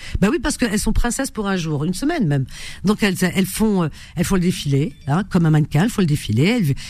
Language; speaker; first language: French; early bilingual, other home language; Arabic